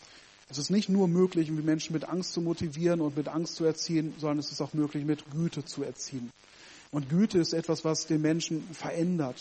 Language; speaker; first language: German; native; German